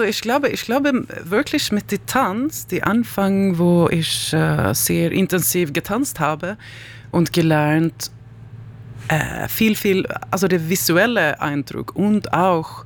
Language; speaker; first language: German; non-native, learner; Swedish